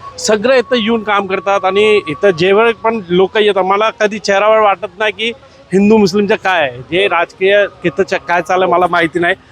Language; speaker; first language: Marathi; non-native, local second language; Hindi